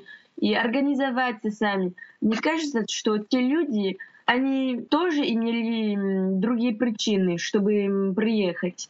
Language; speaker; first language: Russian; non-native, fluent; French